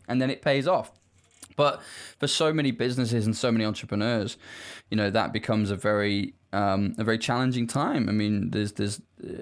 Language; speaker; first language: English; native; English